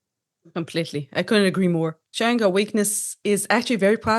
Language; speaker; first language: English; non-native, fluent; Hebrew